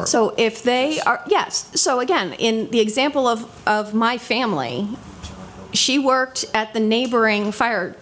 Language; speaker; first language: English; native; English